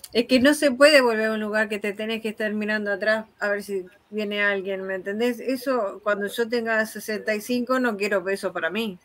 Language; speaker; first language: Spanish; native; Spanish